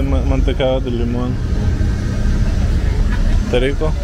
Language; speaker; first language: Spanish; non-native, fluent; Russian